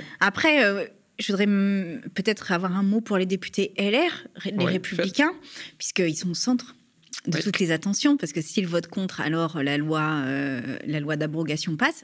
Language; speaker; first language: French; native; French